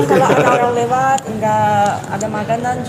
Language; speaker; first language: Indonesian; non-native, learner; Chinese